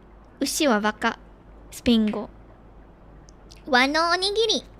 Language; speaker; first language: Japanese; non-native, learner; Filipino